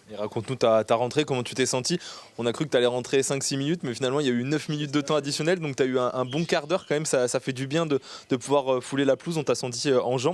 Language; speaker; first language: French; native; French